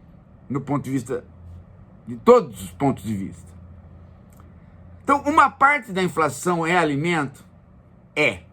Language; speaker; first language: Portuguese; native; Portuguese